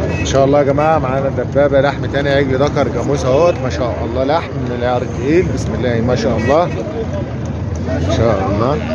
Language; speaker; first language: Arabic; native; Arabic